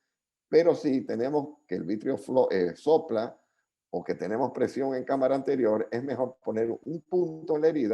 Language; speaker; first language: Spanish; native; Spanish